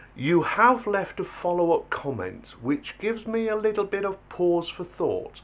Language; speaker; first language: English; native; English